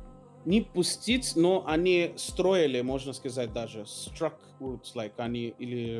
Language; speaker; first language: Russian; non-native, learner; English